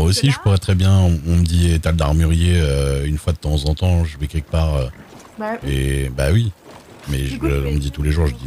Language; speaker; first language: French; native; French